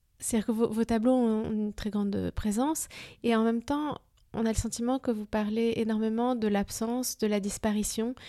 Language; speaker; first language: French; native; French